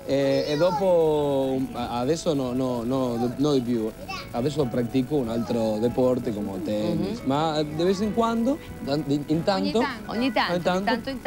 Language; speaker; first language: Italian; non-native, learner; Spanish